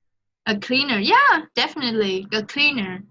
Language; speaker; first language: English; non-native, fluent; Vietnamese